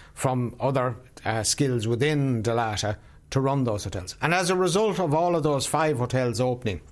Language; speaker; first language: English; native; English